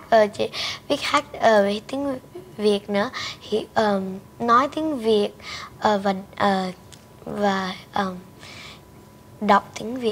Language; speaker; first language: Vietnamese; early bilingual, heritage; Vietnamese